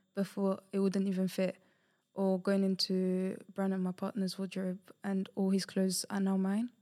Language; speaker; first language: English; early bilingual, other home language; Portuguese